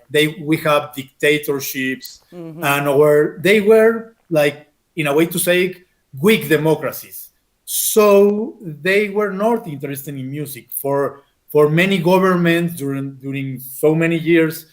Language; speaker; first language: English; non-native, fluent; Spanish